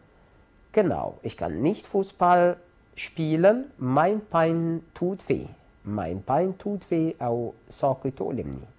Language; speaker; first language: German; non-native, fluent; Arabic